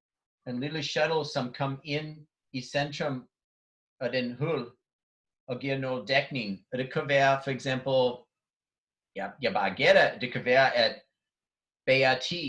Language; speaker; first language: Danish; non-native, fluent; English